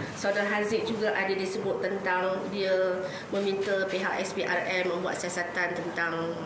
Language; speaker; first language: Malay; native; Malay